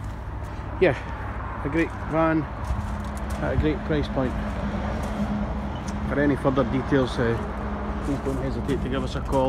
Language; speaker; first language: English; native; English